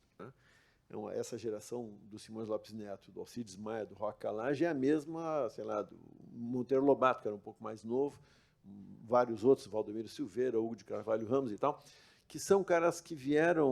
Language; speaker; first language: Portuguese; native; Portuguese